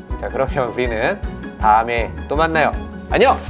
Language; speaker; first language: Korean; native; Korean